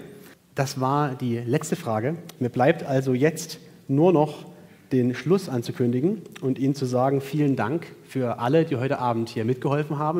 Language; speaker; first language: German; native; German